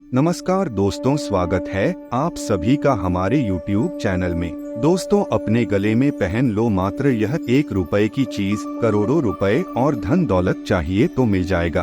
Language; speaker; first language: Hindi; native; Hindi